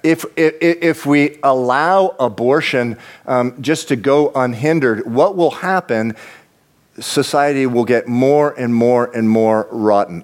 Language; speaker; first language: English; native; English